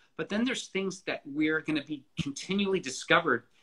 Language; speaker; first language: English; native; English